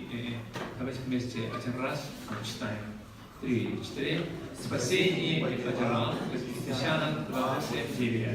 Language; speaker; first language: Russian; non-native, learner; Korean